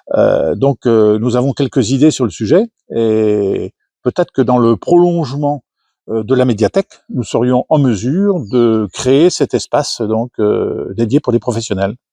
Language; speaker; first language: French; native; French